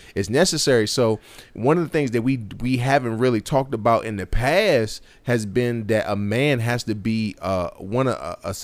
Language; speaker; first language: English; native; English